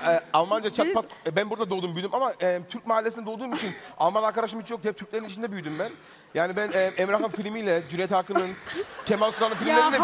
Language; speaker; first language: Turkish; early bilingual, heritage; Turkish